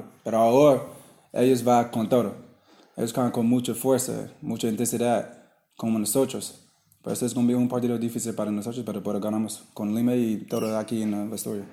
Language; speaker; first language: Spanish; non-native, learner; English